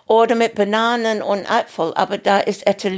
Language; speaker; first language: German; non-native, fluent; English